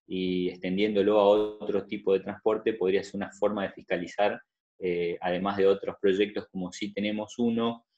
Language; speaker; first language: Spanish; native; Spanish